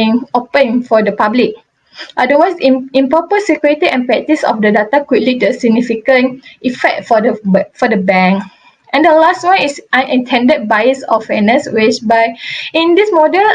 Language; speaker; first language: English; non-native, local second language; Malay